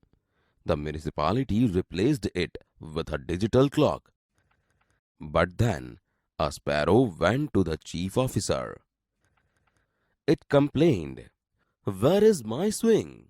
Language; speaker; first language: English; non-native, local second language; Gujarati